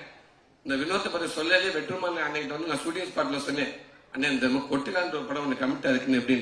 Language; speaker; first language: Tamil; native; Tamil